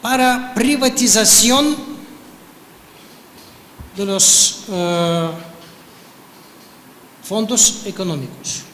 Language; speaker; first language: Spanish; non-native, fluent; Russian